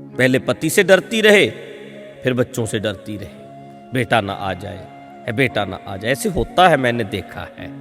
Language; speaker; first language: Hindi; non-native, local second language; Punjabi